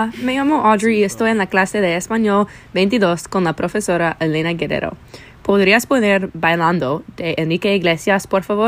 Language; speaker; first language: Spanish; non-native, learner; English